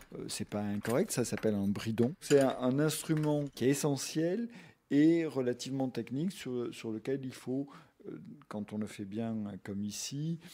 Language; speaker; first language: French; native; French